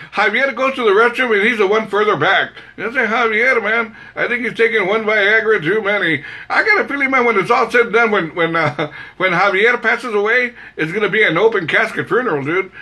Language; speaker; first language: English; native; English